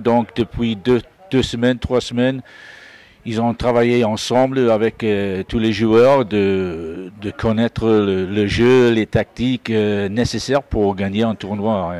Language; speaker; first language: French; non-native, fluent; English